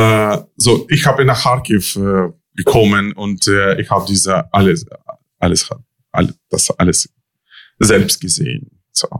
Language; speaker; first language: German; non-native, learner; Ukrainian